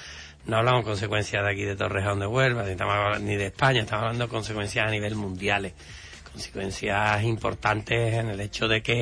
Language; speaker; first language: Spanish; native; Spanish